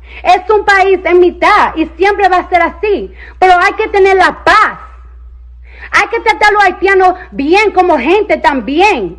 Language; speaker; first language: Spanish; early bilingual, heritage; Spanish